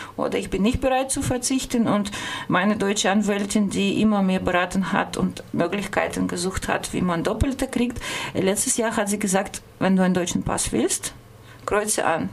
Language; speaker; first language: German; non-native, fluent; Russian